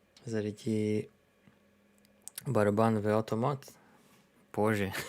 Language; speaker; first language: Russian; non-native, learner; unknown